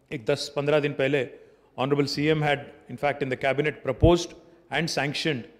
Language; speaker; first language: Hindi; non-native, local second language; Telugu